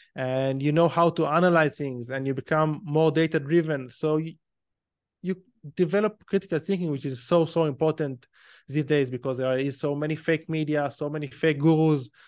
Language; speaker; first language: English; non-native, fluent; Hebrew